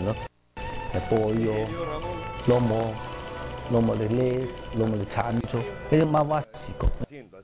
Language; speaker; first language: Spanish; non-native, learner; Cantonese